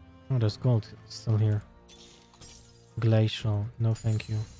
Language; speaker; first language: English; non-native, fluent; Polish